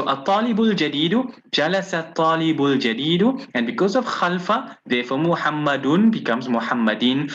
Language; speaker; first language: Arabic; non-native, fluent; English